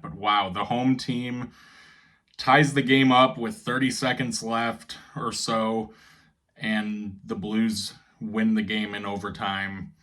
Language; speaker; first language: English; native; English